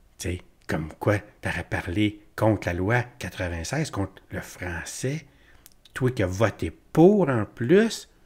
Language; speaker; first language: French; native; French